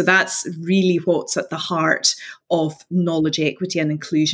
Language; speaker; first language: English; native; English